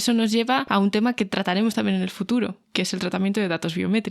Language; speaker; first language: Spanish; native; Spanish